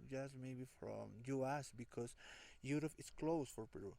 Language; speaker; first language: English; non-native, learner; Spanish